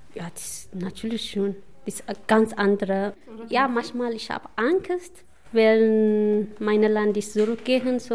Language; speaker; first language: German; non-native, learner; Amharic